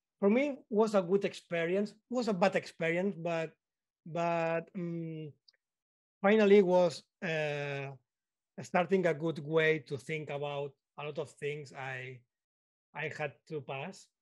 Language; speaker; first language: English; non-native, learner; Spanish